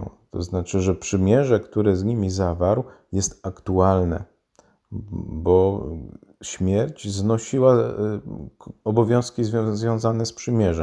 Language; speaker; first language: Polish; native; Polish